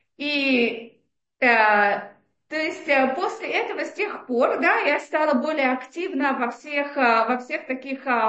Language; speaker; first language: Russian; native; Russian